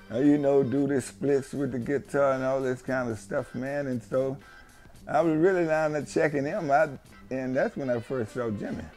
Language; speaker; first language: English; native; English